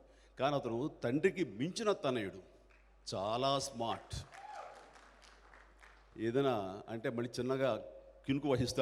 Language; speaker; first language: Telugu; native; Telugu